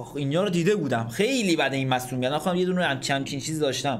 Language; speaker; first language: Persian; native; Persian